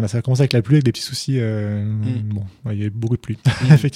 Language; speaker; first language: French; native; French